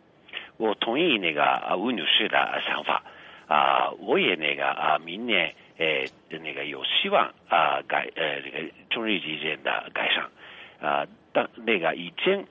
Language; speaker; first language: Chinese; non-native, fluent; Japanese